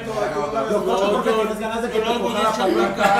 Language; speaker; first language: Spanish; native; Spanish